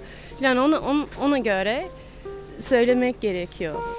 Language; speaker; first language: Turkish; non-native, fluent; English